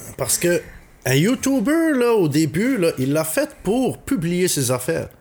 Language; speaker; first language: French; non-native, local second language; Arabic